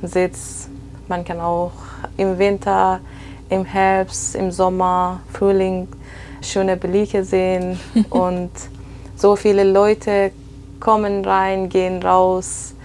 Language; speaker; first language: German; non-native, fluent; Persian